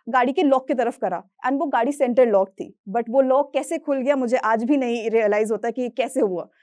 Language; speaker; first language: Hindi; native; Hindi